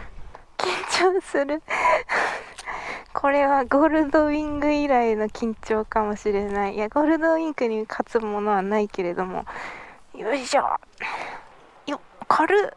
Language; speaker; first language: Japanese; native; Japanese